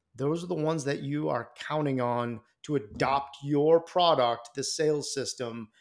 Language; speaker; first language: English; native; English